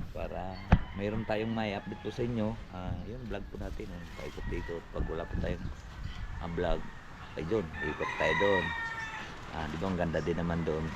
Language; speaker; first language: Filipino; native; Filipino